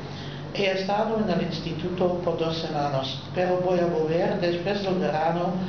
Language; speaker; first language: Spanish; non-native, learner; Dutch